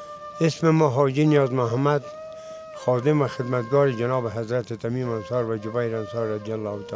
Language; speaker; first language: Persian; native; Persian